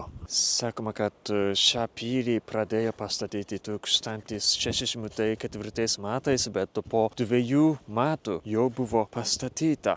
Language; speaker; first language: Lithuanian; non-native, fluent; Japanese